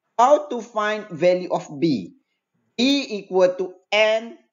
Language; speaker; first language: English; non-native, local second language; Malay